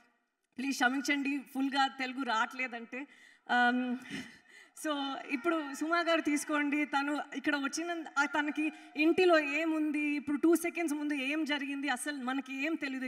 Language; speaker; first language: Telugu; non-native, learner; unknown